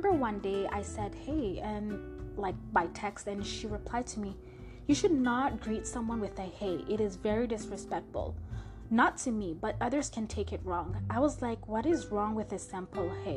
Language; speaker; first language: English; non-native, fluent; French